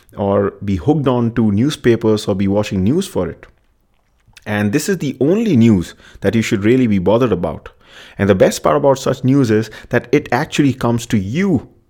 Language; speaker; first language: English; non-native, local second language; Hindi